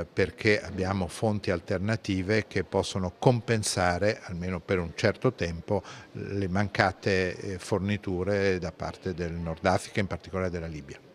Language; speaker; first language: Italian; native; Italian